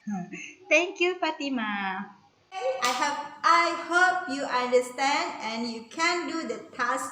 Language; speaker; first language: English; non-native, learner; Indonesian